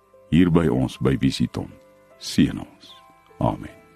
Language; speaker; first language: English; non-native, local second language; Afrikaans